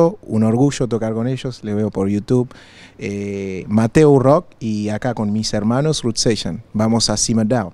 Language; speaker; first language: Spanish; non-native, fluent; Haitian Creole